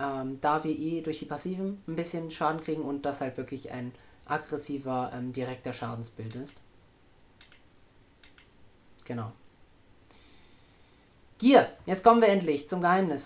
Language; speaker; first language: German; native; German